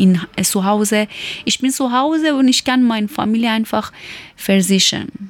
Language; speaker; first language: German; non-native, learner; Persian